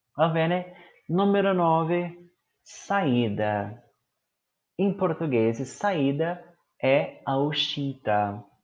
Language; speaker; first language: Italian; non-native, learner; Portuguese